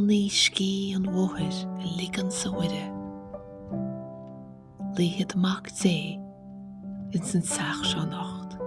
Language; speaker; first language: Irish; native; Irish